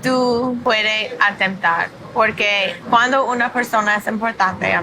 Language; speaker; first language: Spanish; non-native, learner; English